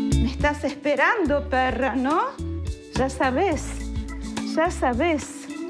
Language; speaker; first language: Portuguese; non-native, fluent; Spanish